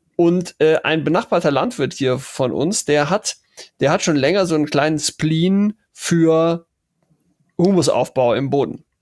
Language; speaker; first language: German; native; German